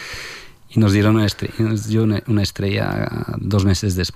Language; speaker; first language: Spanish; non-native, fluent; French